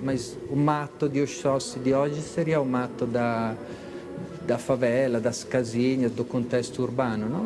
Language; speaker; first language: Portuguese; non-native, fluent; Italian